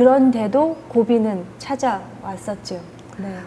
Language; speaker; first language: Korean; native; Korean